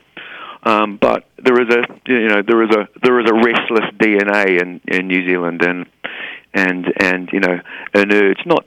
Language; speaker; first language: English; native; English